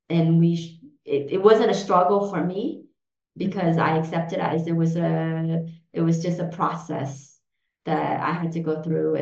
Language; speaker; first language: English; early bilingual, other home language; Vietnamese